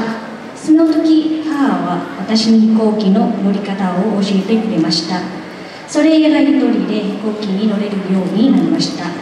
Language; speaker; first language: Japanese; non-native, learner; Thai